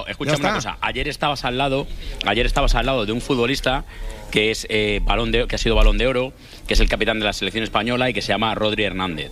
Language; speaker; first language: Spanish; native; Spanish